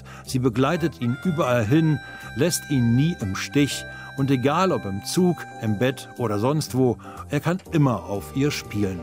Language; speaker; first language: German; native; German